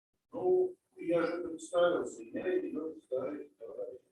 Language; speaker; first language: Russian; native; Russian